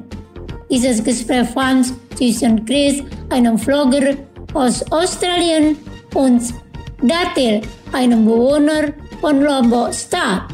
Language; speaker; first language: German; non-native, fluent; Indonesian